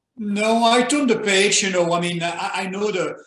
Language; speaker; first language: English; non-native, fluent; French